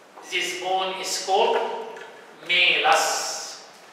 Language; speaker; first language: English; non-native, fluent; Arabic